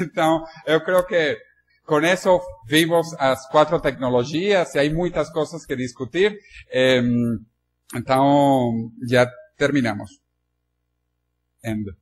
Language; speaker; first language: Spanish; non-native, learner; Portuguese